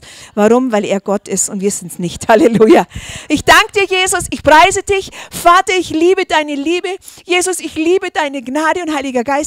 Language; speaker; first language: German; native; German